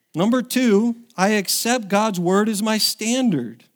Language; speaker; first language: English; native; English